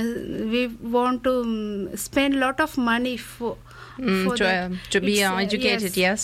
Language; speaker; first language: English; non-native, learner; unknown